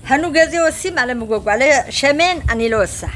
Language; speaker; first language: Hebrew; non-native, fluent; Amharic